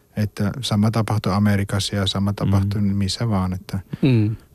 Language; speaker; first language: Finnish; non-native, fluent; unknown